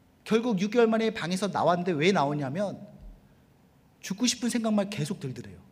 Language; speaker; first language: Korean; native; Korean